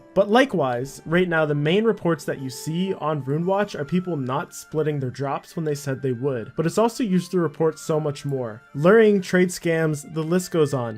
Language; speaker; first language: English; native; English